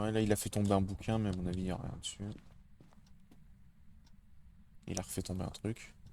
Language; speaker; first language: French; native; French